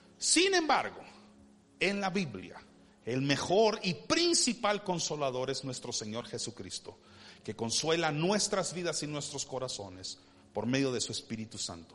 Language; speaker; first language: Spanish; early bilingual, heritage; Spanish